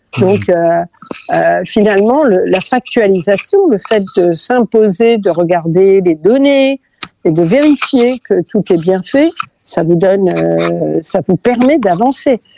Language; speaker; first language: French; early bilingual, other home language; Catalan